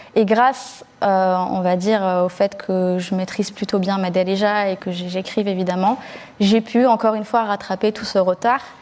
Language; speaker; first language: French; early bilingual, other home language; Arabic